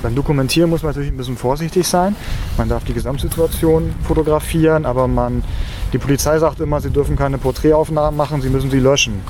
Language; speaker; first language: German; native; German